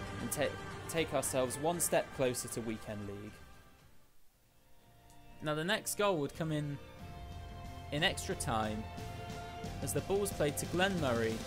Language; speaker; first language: English; native; English